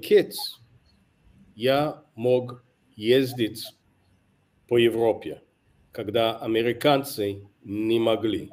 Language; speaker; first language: Russian; non-native, fluent; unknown